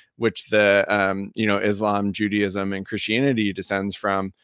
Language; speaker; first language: English; native; English